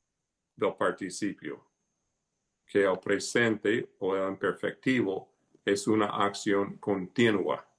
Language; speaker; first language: Spanish; early bilingual, heritage; Spanish